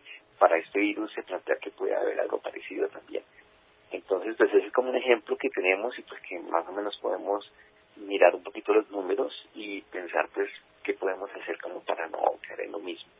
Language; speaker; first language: Spanish; native; Spanish